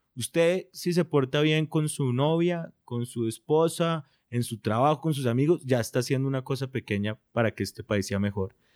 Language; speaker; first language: Spanish; native; Spanish